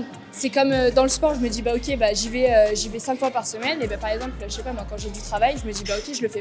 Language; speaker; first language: French; native; French